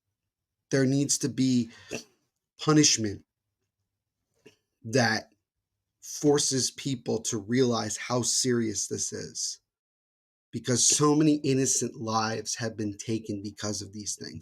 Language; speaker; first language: English; native; English